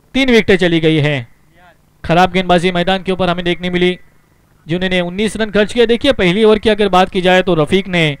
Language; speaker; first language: Hindi; non-native, local second language; Marathi